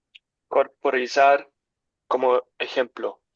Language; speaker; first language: Spanish; non-native, learner; English